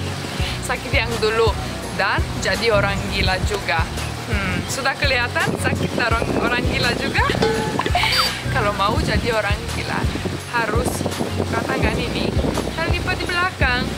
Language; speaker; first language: Indonesian; non-native, fluent; Russian